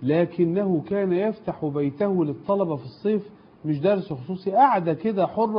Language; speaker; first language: Arabic; native; Arabic